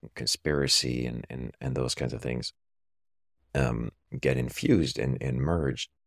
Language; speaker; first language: English; non-native, fluent; German